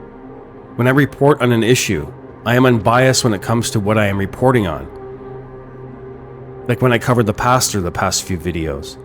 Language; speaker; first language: English; native; English